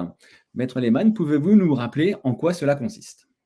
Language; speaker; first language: French; native; French